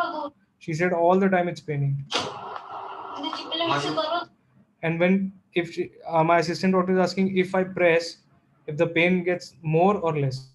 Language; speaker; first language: English; non-native, local second language; Hindi